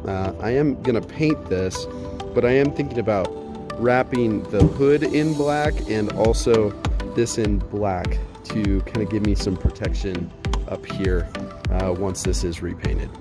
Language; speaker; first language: English; native; English